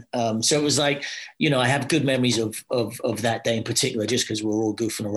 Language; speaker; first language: English; native; English